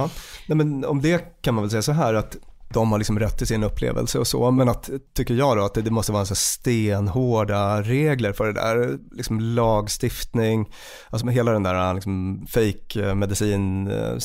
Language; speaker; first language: Swedish; native; Swedish